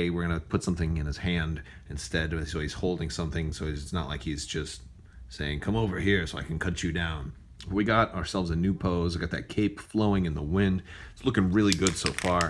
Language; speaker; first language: English; native; English